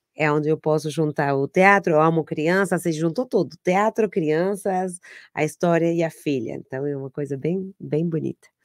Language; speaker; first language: Portuguese; non-native, fluent; Spanish